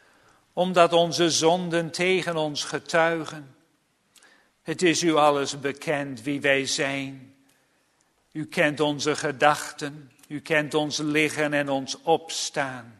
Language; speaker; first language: Dutch; native; Dutch